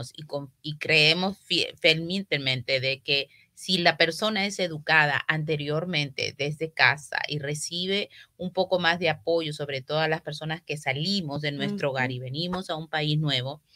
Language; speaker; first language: Spanish; native; Spanish